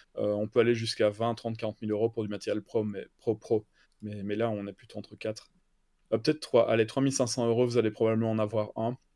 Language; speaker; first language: French; native; French